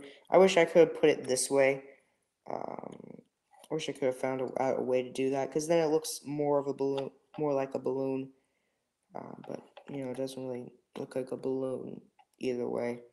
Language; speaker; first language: English; native; English